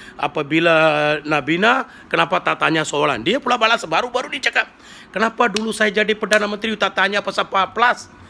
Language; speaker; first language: Malay; non-native, local second language; Tamil